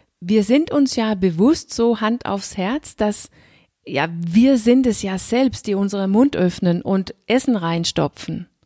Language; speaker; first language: German; non-native, fluent; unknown